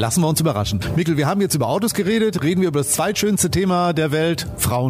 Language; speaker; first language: German; native; German